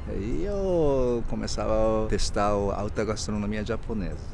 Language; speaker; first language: Portuguese; non-native, fluent; Japanese